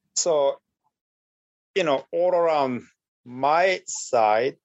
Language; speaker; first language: English; non-native, fluent; Korean